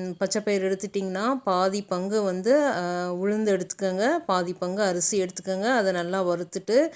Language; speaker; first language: Tamil; native; Tamil